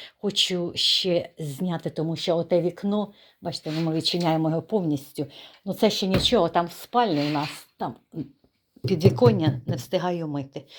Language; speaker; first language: Ukrainian; native; Ukrainian